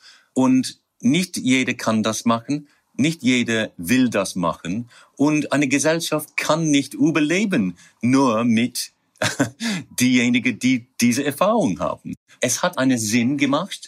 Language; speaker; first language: German; non-native, fluent; English